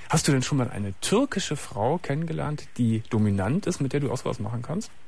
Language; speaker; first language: German; native; German